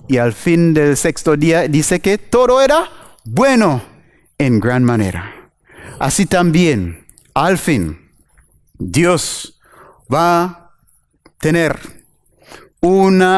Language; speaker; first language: Spanish; non-native, fluent; English